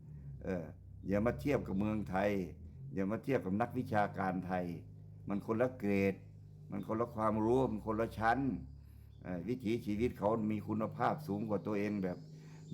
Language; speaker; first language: Thai; non-native, local second language; Lao